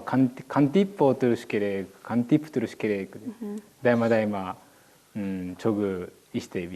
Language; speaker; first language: Kyrgyz; non-native, learner; Japanese